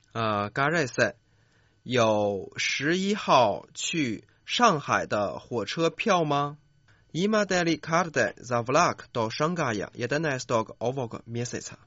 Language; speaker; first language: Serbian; non-native, fluent; Chinese